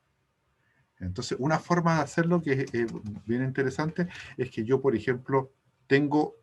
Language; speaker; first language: Spanish; native; Spanish